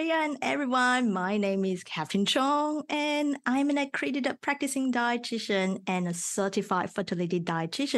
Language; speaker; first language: English; non-native, local second language; Chinese